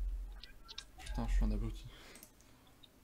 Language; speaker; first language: French; native; French